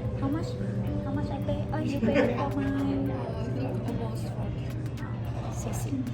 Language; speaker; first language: English; non-native, learner; Thai